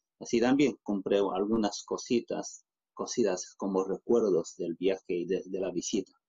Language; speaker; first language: Spanish; non-native, fluent; Chinese